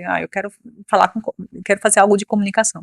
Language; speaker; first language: Portuguese; native; Portuguese